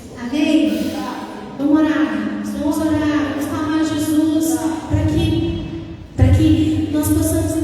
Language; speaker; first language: Portuguese; native; Portuguese